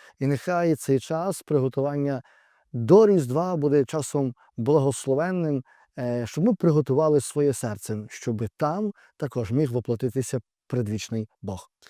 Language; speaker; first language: Ukrainian; native; Ukrainian